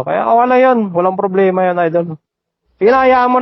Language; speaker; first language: Filipino; native; Filipino